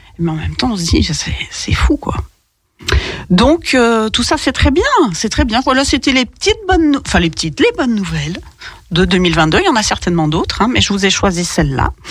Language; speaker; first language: French; native; French